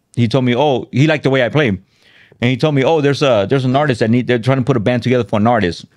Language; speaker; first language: English; native; English